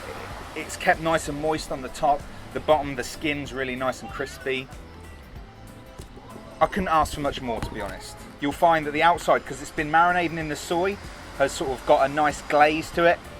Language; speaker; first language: English; native; English